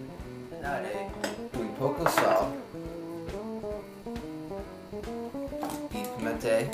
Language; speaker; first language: Spanish; non-native, learner; English